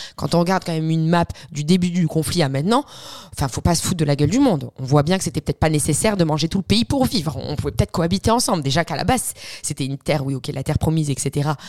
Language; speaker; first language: French; early bilingual, other home language; Arabic